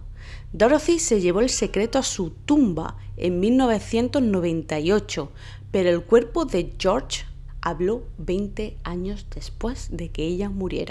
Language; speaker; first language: Spanish; native; Spanish